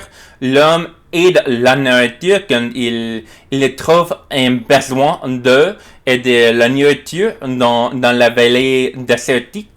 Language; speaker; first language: French; non-native, learner; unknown